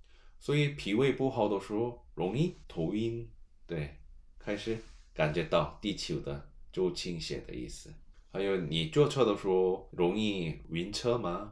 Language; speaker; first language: Chinese; non-native, learner; Korean